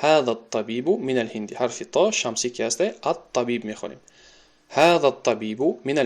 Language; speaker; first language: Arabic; non-native, fluent; Tajik